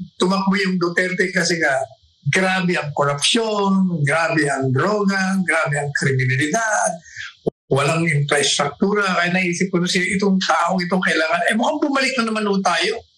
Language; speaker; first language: Filipino; native; Filipino